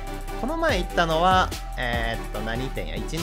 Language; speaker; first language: Japanese; native; Japanese